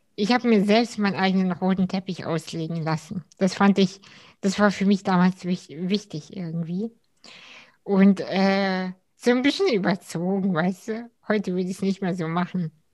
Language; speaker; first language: German; early bilingual, other home language; Russian